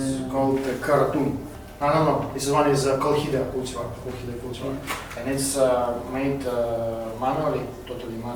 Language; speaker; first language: English; non-native, learner; Russian